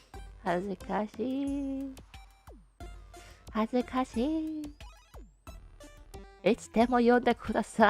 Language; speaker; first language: Japanese; non-native, learner; English